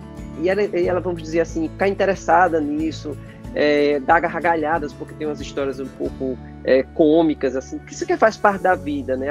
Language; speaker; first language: Portuguese; native; Portuguese